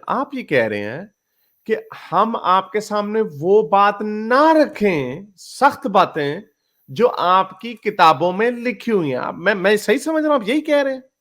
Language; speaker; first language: Urdu; native; Urdu